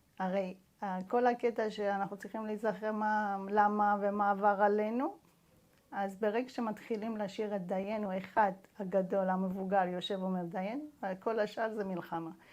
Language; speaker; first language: Hebrew; non-native, fluent; Persian